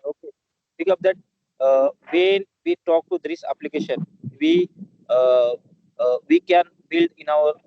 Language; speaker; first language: English; non-native, learner; Marathi